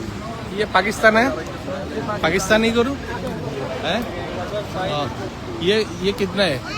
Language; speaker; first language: Hindi; non-native, learner; Bangla